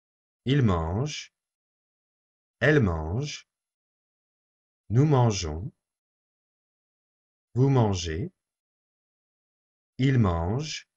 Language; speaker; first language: French; non-native, fluent; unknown